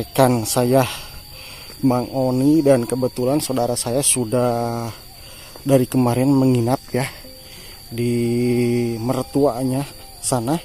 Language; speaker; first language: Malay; non-native, local second language; Sundanese